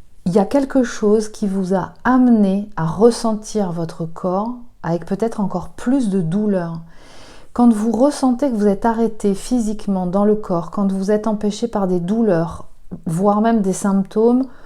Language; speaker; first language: French; native; French